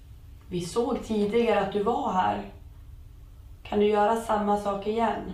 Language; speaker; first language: Swedish; native; Swedish